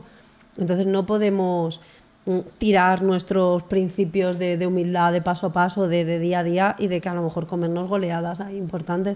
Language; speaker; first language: Spanish; native; Spanish